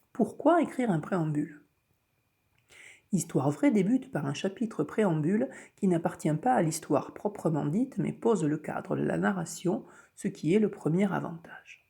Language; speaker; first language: French; native; French